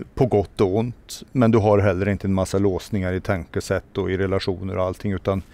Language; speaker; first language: Swedish; native; Swedish